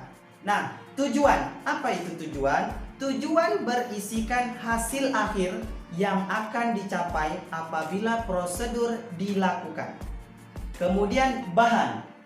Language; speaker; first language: Indonesian; native; Indonesian